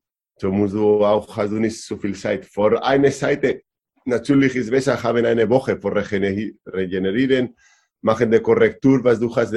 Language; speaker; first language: German; non-native, learner; Spanish